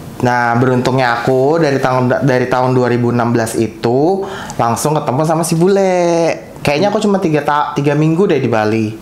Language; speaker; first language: Indonesian; native; Indonesian